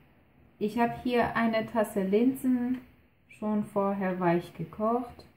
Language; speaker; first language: German; non-native, fluent; Persian